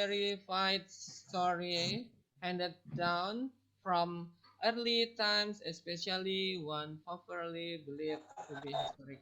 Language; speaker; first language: English; non-native, learner; Indonesian